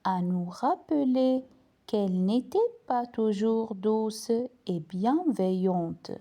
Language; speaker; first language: French; non-native, local second language; Arabic